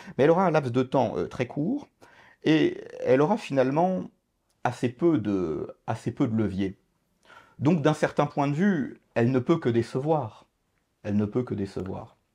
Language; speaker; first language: French; native; French